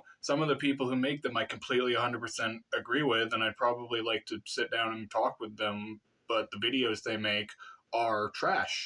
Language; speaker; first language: English; native; English